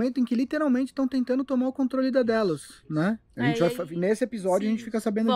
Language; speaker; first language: Portuguese; native; Portuguese